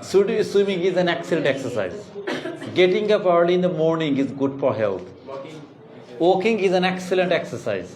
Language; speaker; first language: English; non-native, fluent; Bangla